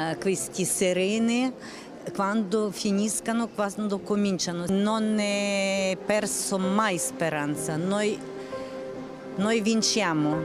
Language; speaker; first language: Italian; non-native, learner; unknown